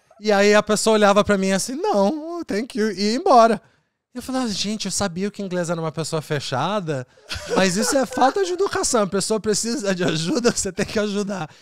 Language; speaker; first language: Portuguese; native; Portuguese